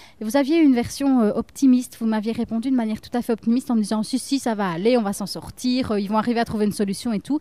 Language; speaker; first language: French; native; French